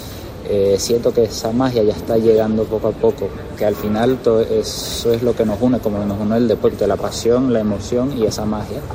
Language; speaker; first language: Spanish; native; Spanish